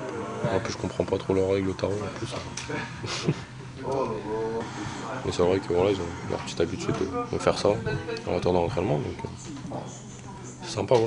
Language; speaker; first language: French; native; French